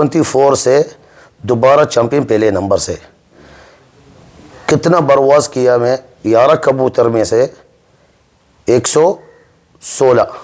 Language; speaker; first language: Hindi; non-native, learner; Arabic